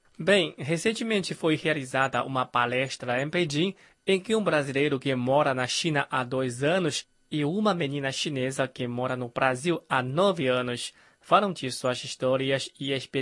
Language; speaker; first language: Portuguese; non-native, fluent; Chinese